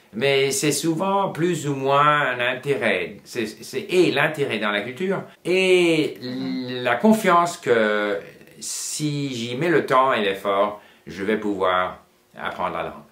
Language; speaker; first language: French; non-native, fluent; English